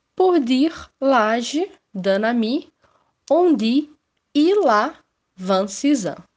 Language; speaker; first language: French; non-native, fluent; Portuguese